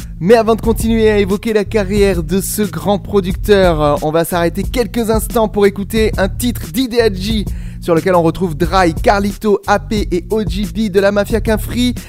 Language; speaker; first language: French; native; French